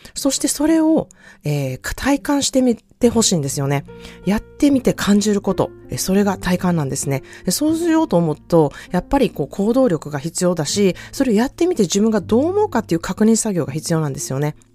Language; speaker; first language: Japanese; native; Japanese